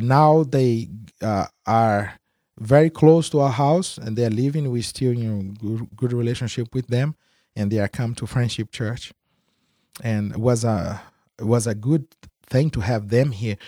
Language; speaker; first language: English; non-native, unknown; Spanish